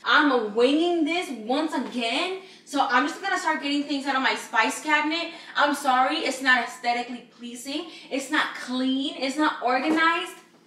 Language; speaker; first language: English; early bilingual, other home language; Spanish